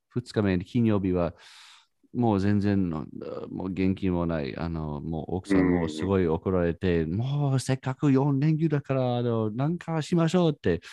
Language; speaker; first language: Japanese; non-native, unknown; English